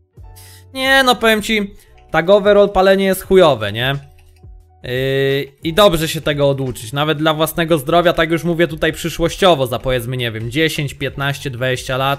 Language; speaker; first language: Polish; native; Polish